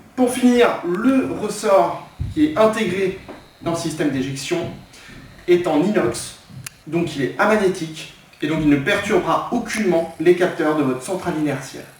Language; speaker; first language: French; native; French